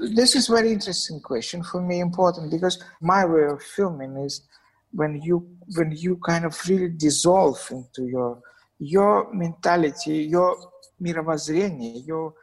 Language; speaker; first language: English; non-native, fluent; Russian